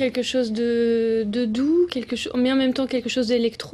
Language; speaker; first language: French; native; French